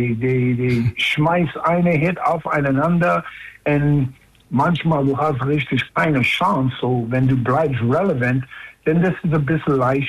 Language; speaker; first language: German; non-native, learner; English